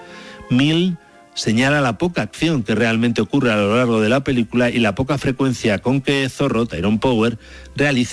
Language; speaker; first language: Spanish; native; Spanish